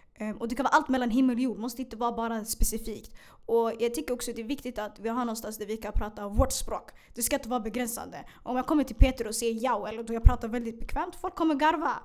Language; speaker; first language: Swedish; early bilingual, other home language; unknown